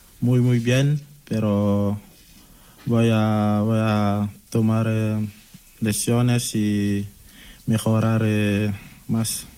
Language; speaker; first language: Spanish; non-native, learner; French